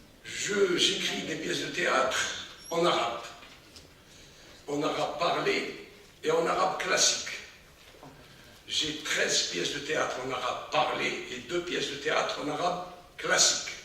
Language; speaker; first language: French; non-native, local second language; Arabic